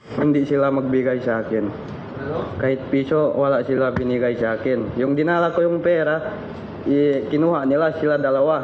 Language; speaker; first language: Filipino; non-native, local second language; Chavacano